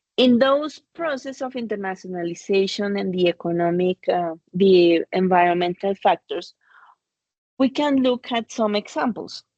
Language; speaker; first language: English; non-native, fluent; Spanish